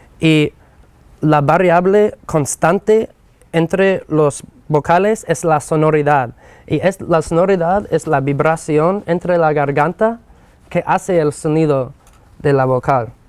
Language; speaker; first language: Spanish; non-native, fluent; English